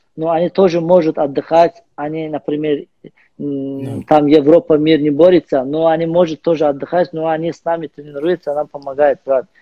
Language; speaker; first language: Russian; non-native, learner; Azerbaijani